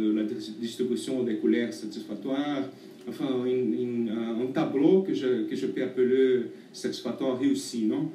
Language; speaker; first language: French; non-native, fluent; Portuguese